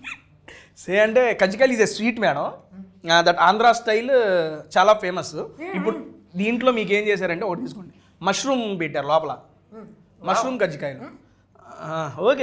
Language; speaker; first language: Telugu; native; Telugu